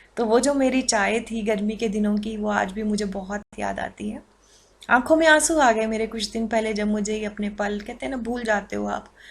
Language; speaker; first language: Hindi; native; Hindi